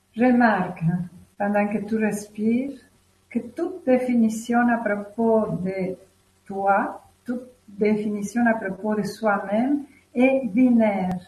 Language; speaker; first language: French; non-native, fluent; Spanish